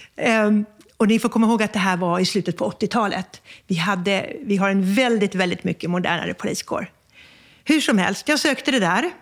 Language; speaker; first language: Swedish; native; Swedish